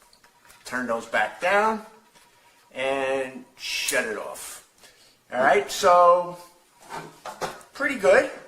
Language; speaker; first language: English; native; English